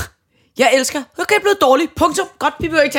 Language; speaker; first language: Danish; native; Danish